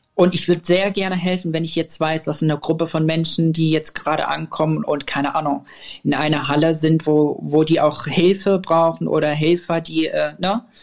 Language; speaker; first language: German; non-native, fluent; Arabic